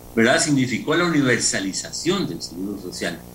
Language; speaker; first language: Spanish; native; Spanish